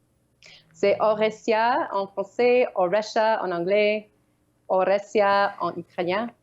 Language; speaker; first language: French; non-native, learner; Ukrainian